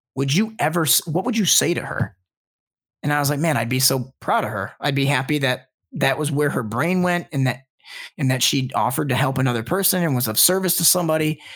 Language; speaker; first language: English; native; English